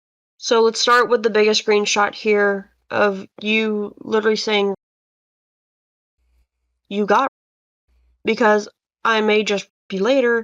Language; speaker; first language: English; native; English